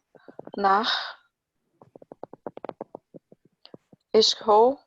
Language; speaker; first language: Dutch; non-native, learner; Portuguese